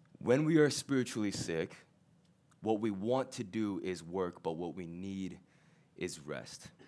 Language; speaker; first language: English; early bilingual, other home language; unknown